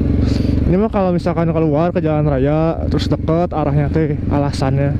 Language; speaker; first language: Indonesian; native; Indonesian